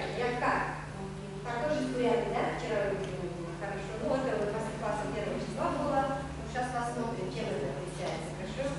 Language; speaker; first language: Russian; non-native, fluent; Mongolian